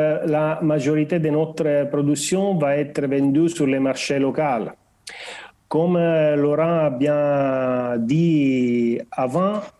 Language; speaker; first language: French; non-native, learner; Portuguese